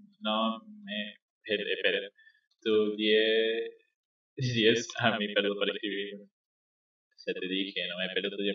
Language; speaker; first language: Spanish; native; Spanish